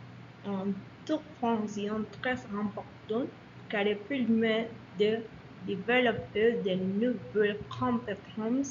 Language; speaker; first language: French; non-native, learner; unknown